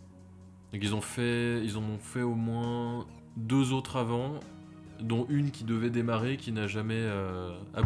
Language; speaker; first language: French; native; French